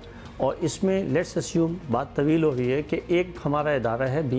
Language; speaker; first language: Urdu; native; Urdu